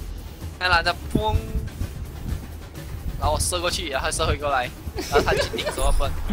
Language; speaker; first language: Chinese; native; Chinese